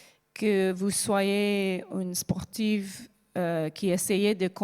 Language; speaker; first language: French; non-native, learner; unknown